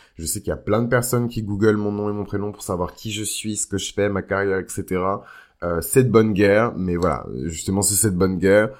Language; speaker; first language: French; native; French